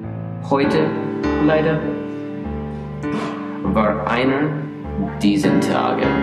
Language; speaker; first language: German; non-native, learner; English